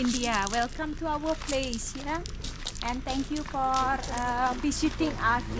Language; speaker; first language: English; non-native, learner; Balinese